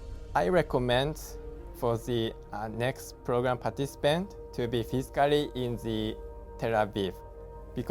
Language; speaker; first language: English; non-native, learner; Japanese